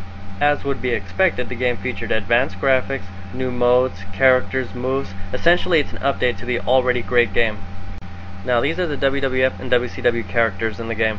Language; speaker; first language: English; native; English